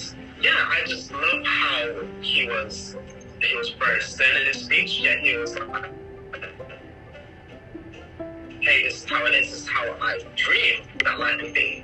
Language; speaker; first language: English; native; English